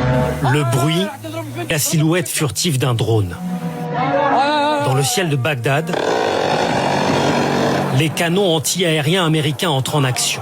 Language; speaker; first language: French; native; French